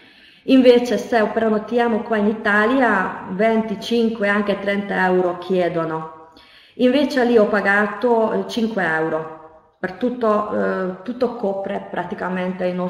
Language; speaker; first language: Italian; non-native, fluent; Hungarian